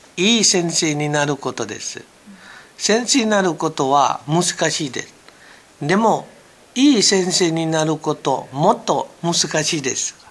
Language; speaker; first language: Japanese; non-native, learner; Thai